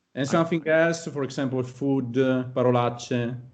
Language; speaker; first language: English; non-native, fluent; Italian